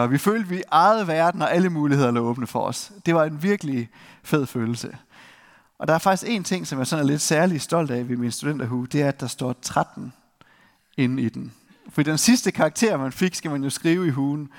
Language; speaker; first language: Danish; native; Danish